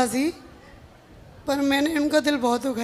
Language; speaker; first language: Hindi; native; Hindi